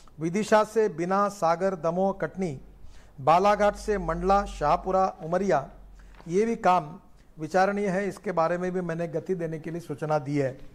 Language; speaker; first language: Hindi; non-native, local second language; Marathi